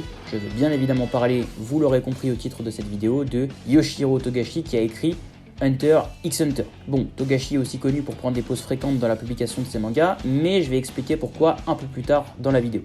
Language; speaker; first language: French; native; French